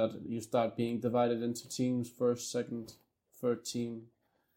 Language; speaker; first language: English; non-native, fluent; Danish